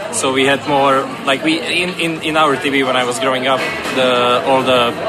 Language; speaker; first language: English; non-native, fluent; Slovak